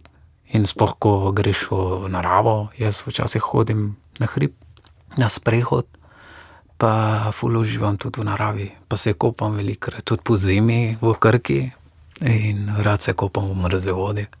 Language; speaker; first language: Slovenian; non-native, fluent; Persian